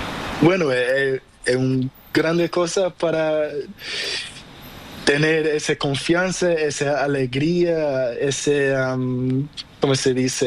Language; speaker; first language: Spanish; non-native, learner; Portuguese